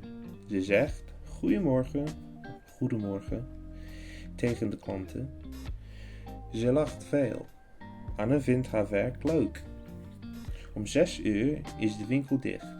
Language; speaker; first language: Dutch; early bilingual, heritage; English